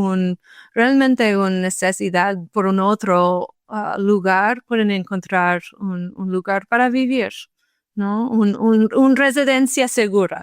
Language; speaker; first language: Spanish; non-native, fluent; English